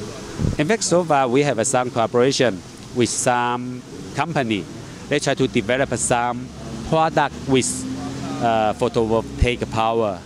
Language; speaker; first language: English; non-native, learner; Chinese